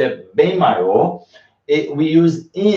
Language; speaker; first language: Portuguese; non-native, learner; English